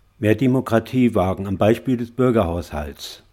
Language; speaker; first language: German; native; German